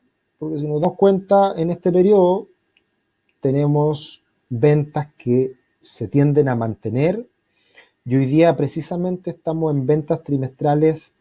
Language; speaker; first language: Spanish; native; Spanish